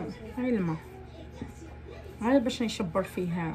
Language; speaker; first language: Arabic; native; Arabic